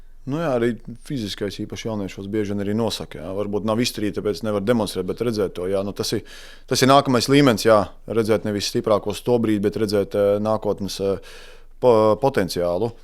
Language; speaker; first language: Latvian; native; Latvian